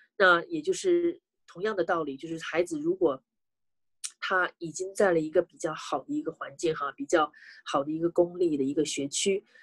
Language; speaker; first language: Chinese; native; Chinese